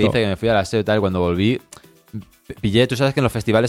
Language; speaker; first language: Spanish; native; Spanish